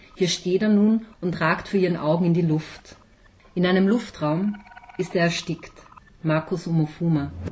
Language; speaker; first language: German; native; German